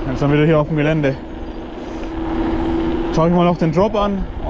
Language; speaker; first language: German; native; German